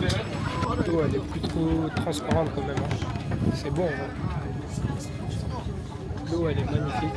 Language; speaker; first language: French; native; French